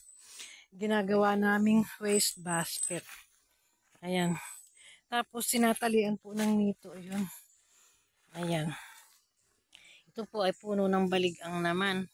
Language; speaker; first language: Filipino; native; Filipino